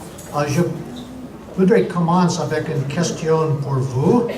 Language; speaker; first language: French; non-native, learner; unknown